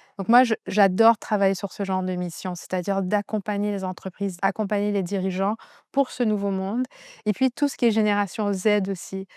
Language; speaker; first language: French; native; French